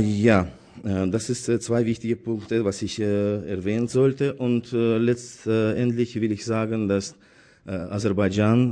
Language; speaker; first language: German; non-native, fluent; Azerbaijani